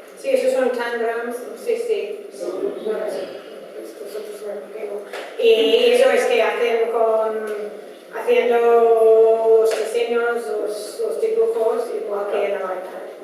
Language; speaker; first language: Spanish; non-native, fluent; Dutch